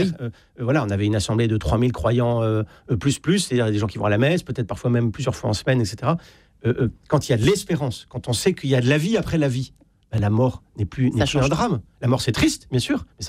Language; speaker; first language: French; native; French